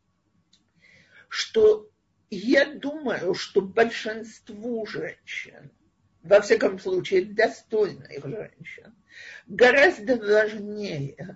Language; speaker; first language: Russian; native; Russian